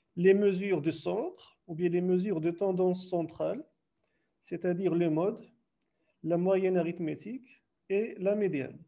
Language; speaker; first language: French; non-native, local second language; Arabic